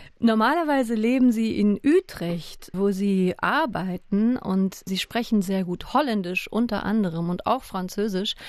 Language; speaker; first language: German; native; German